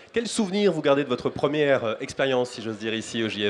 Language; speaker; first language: French; native; French